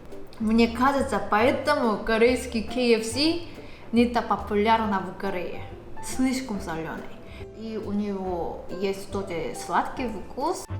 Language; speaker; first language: Russian; non-native, learner; Korean